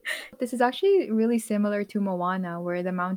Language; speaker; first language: English; non-native, local second language; Filipino